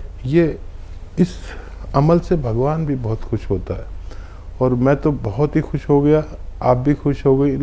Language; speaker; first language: Hindi; native; Hindi